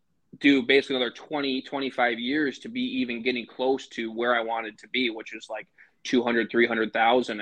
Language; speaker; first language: English; native; English